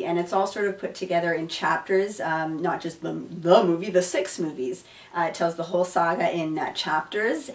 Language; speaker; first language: English; native; English